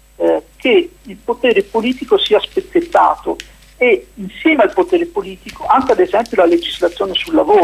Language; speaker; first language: Italian; native; Italian